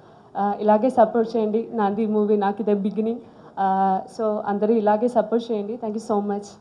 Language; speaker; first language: Telugu; non-native, learner; Malayalam